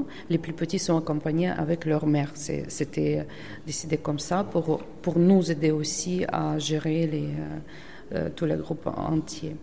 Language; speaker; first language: French; non-native, fluent; Ukrainian